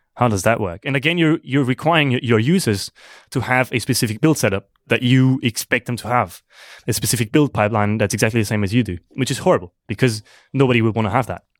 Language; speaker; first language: English; non-native, fluent; German